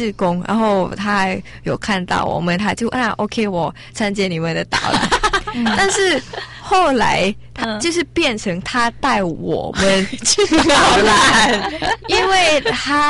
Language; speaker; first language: Chinese; non-native, learner; Thai